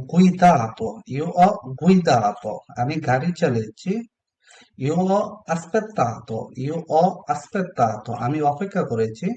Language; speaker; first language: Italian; non-native, learner; Bangla